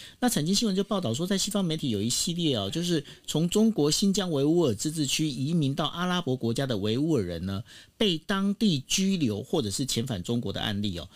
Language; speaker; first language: Chinese; native; Chinese